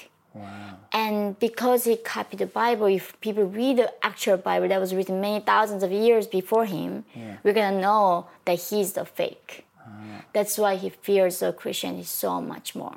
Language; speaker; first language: English; non-native, fluent; Korean